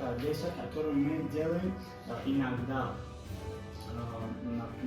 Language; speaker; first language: Russian; non-native, local second language; Tajik